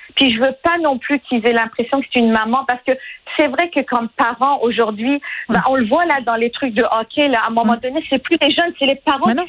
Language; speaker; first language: French; non-native, fluent; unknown